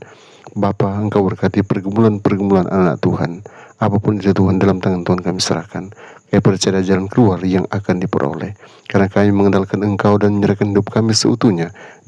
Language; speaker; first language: Indonesian; native; Indonesian